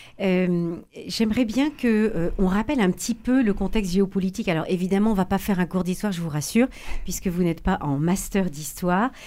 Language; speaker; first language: French; native; French